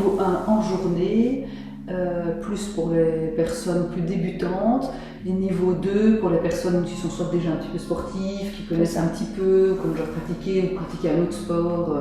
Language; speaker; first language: French; native; French